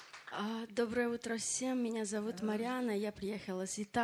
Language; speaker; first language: Russian; non-native, fluent; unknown